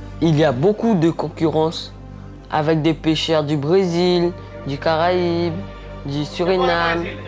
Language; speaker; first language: French; non-native, local second language; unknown